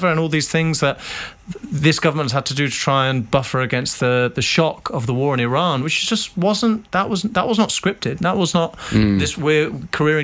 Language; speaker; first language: English; native; English